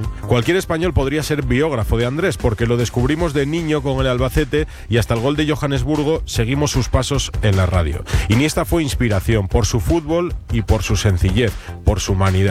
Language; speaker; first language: Spanish; native; Spanish